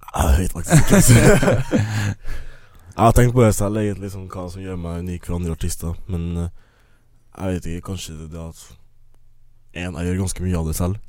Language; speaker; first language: Norwegian; early bilingual, other home language; Akan